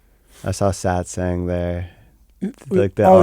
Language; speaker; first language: English; native; English